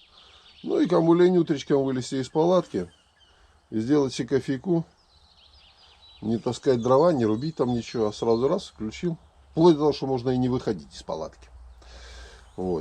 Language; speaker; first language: Russian; native; Russian